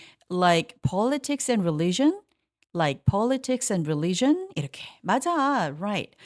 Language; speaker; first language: English; non-native, fluent; Korean